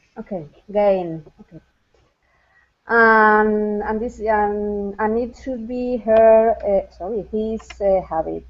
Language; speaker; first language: English; non-native, fluent; Spanish